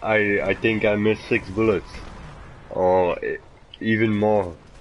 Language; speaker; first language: English; non-native, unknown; Dutch